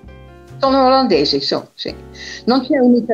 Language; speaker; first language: Italian; non-native, fluent; Dutch